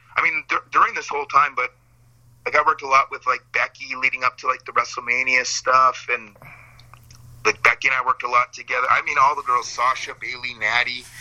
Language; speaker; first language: English; native; English